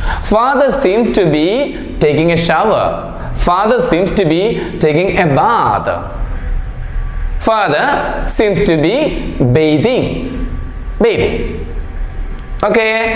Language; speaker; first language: English; non-native, local second language; Malayalam